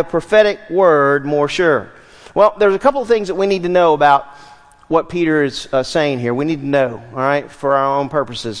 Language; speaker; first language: English; native; English